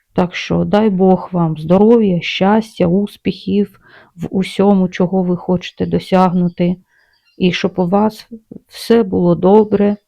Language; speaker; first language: Ukrainian; non-native, local second language; Russian